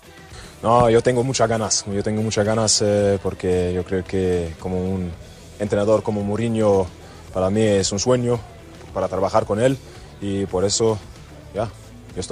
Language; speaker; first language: Spanish; non-native, learner; German